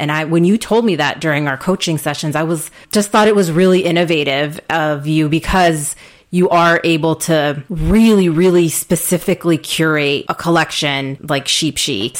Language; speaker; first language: English; native; English